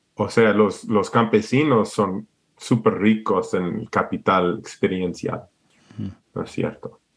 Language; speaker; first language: Spanish; non-native, fluent; English